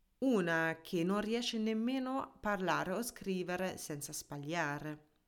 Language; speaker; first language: Italian; non-native, fluent; German